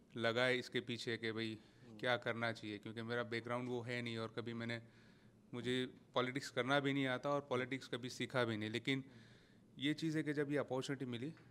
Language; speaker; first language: Hindi; native; Hindi